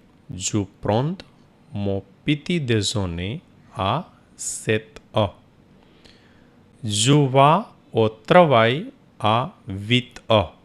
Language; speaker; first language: French; non-native, fluent; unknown